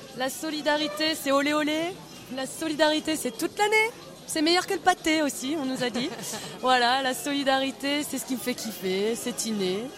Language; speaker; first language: French; native; French